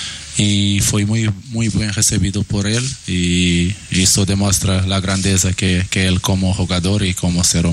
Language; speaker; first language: Spanish; non-native, learner; Portuguese